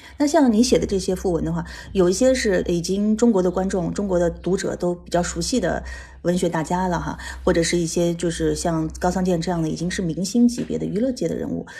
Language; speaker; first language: Chinese; non-native, local second language; Tibetan